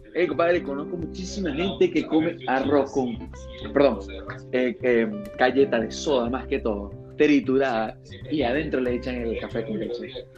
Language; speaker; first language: Spanish; native; Spanish